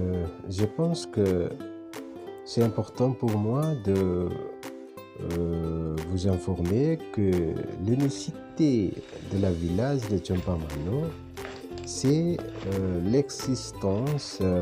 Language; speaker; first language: French; non-native, fluent; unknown